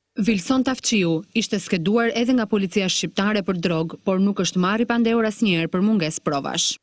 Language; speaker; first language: Albanian; native; Albanian